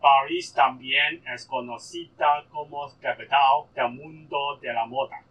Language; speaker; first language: Spanish; non-native, learner; Cantonese